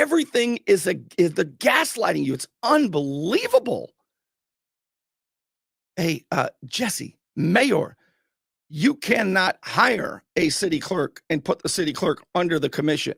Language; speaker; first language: English; native; English